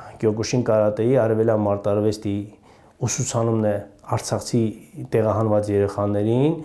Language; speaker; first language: Armenian; native; Armenian